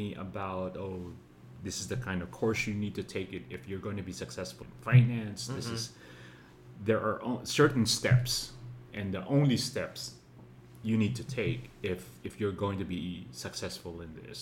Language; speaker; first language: English; non-native, local second language; Filipino